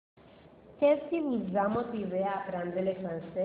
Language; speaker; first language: French; non-native, learner; Spanish